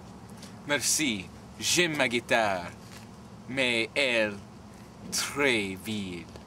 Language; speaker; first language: French; non-native, learner; English